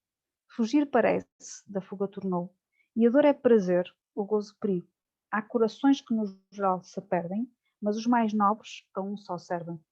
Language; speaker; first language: Portuguese; native; Portuguese